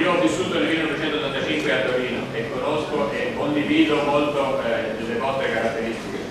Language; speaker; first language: Italian; native; Italian